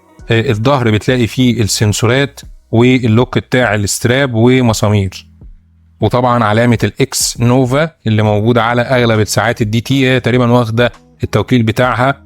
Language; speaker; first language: Arabic; native; Arabic